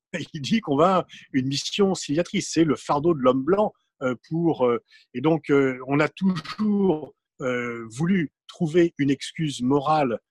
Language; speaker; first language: French; native; French